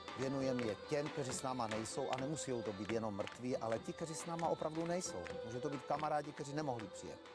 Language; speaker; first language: Czech; early bilingual, other home language; Greek